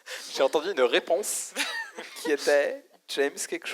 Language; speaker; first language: French; native; French